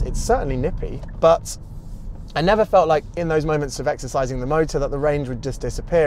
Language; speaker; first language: English; native; English